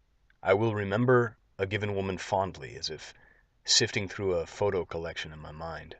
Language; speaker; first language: English; native; English